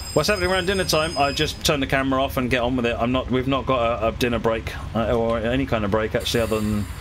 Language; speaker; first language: English; native; English